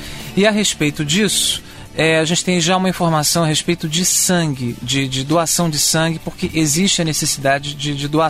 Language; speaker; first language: Portuguese; native; Portuguese